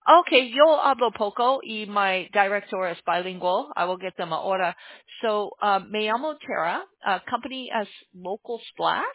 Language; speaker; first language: Spanish; non-native, learner; English